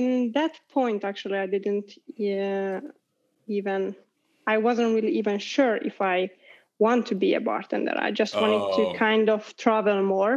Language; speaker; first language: English; non-native, fluent; Hungarian